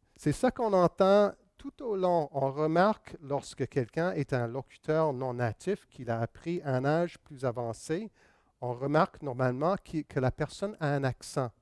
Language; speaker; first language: French; non-native, local second language; English